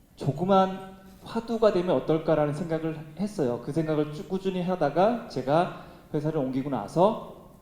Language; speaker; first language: Korean; native; Korean